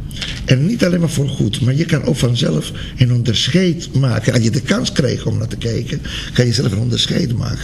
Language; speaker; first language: Dutch; non-native, fluent; Spanish